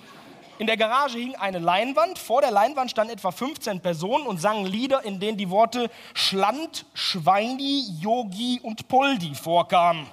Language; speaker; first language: German; native; German